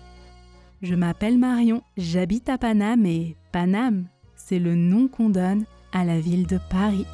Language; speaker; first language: French; native; French